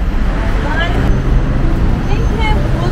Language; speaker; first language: Chinese; non-native, learner; Armenian